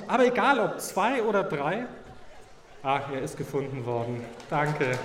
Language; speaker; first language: German; native; German